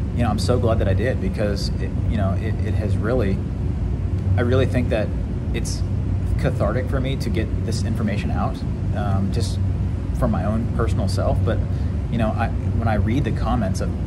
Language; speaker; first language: English; native; English